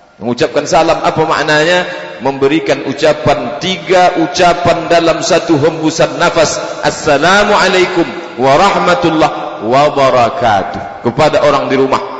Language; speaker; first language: Malay; native; Malay